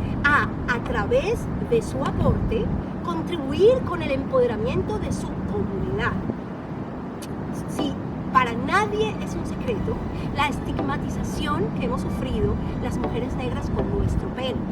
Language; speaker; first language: Spanish; native; Spanish